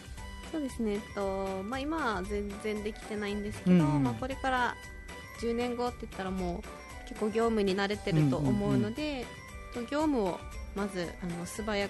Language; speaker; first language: Japanese; native; Japanese